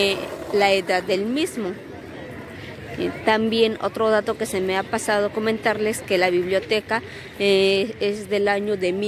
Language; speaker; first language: Spanish; native; Spanish